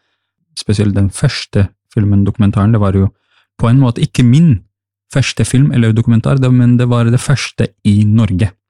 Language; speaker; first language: Norwegian; non-native, fluent; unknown